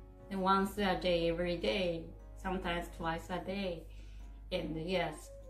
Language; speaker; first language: English; non-native, learner; Japanese